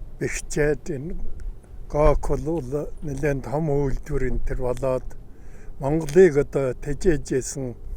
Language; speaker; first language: Mongolian; native; Mongolian